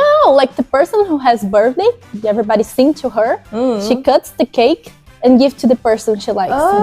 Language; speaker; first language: English; non-native, fluent; Portuguese